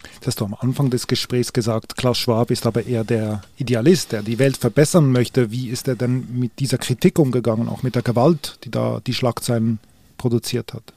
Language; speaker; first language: German; native; German